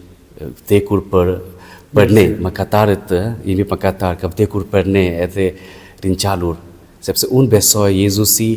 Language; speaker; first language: Albanian; non-native, fluent; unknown